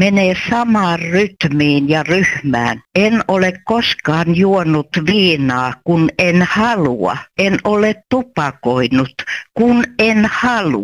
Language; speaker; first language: Finnish; native; Finnish